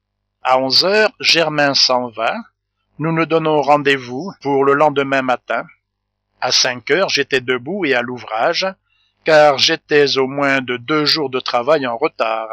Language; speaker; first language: French; native; French